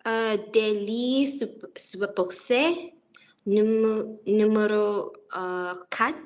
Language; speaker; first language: French; non-native, learner; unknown